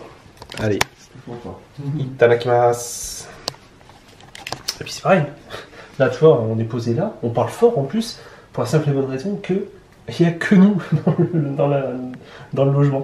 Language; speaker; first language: French; native; French